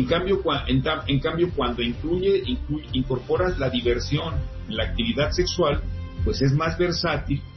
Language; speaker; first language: Spanish; native; Spanish